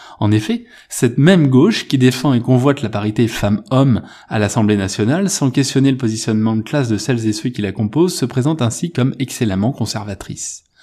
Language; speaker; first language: French; native; French